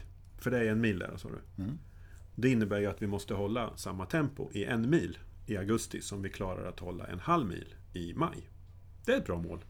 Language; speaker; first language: Swedish; native; Swedish